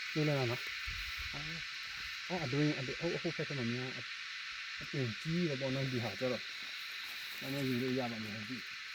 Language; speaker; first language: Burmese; non-native, local second language; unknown